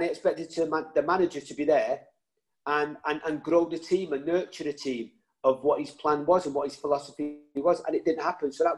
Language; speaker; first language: English; native; English